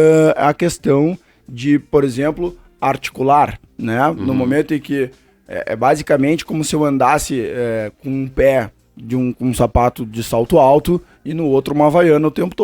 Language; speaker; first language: Portuguese; native; Portuguese